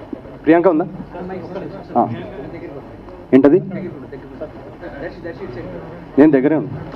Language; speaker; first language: Telugu; native; Telugu